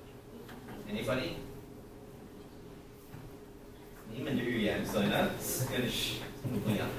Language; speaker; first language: Chinese; non-native, learner; English